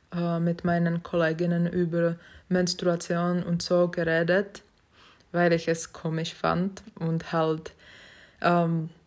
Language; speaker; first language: German; non-native, fluent; Czech